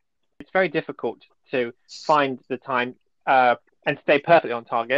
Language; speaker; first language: English; native; English